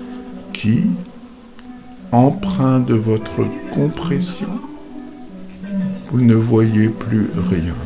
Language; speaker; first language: French; native; French